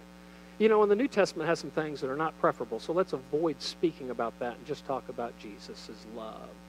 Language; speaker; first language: English; native; English